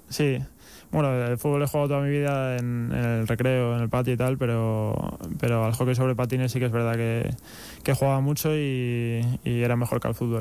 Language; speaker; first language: Spanish; native; Spanish